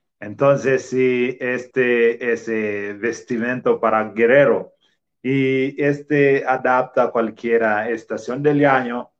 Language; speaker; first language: Spanish; non-native, fluent; Swahili